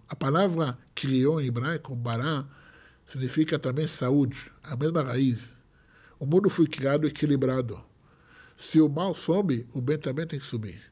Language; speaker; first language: Portuguese; non-native, fluent; Hebrew